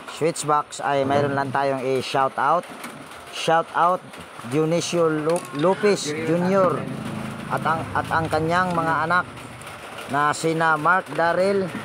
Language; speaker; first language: Filipino; native; Filipino